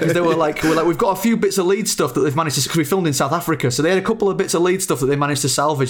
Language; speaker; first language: English; native; English